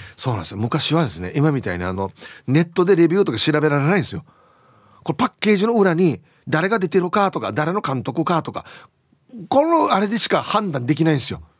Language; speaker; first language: Japanese; native; Japanese